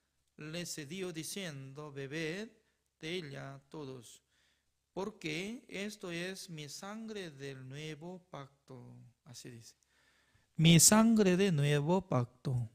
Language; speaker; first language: Spanish; non-native, fluent; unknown